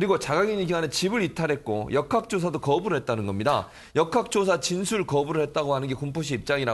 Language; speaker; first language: Korean; native; Korean